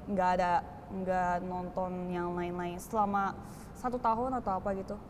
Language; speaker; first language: Indonesian; early bilingual, other home language; Korean